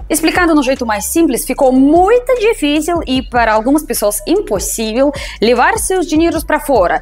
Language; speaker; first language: Portuguese; non-native, fluent; Russian